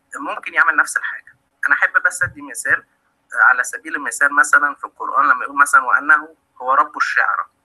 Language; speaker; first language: Arabic; native; Arabic